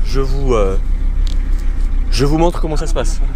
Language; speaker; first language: French; native; French